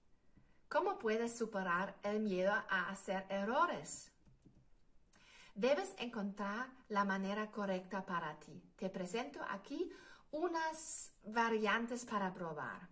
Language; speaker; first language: Spanish; non-native, fluent; German